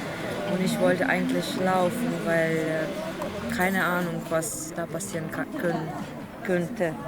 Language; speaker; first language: German; non-native, learner; Ukrainian